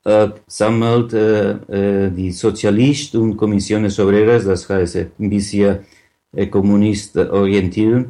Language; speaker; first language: German; non-native, learner; Catalan